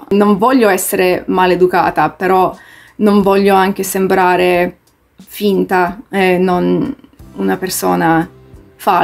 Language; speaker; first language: Italian; early bilingual, heritage; English